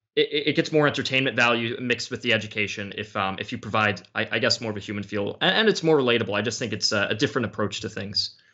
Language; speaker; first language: English; native; English